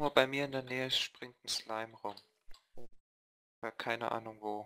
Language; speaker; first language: German; native; German